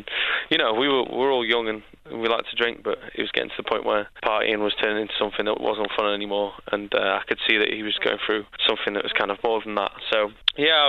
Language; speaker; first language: English; native; English